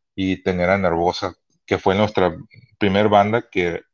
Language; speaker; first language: Spanish; early bilingual, heritage; Spanish